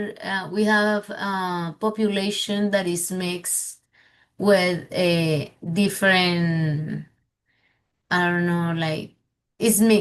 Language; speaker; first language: English; non-native, fluent; Spanish